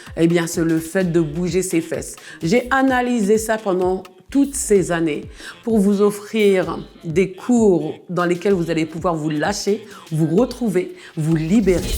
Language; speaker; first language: French; early bilingual, other home language; Bambara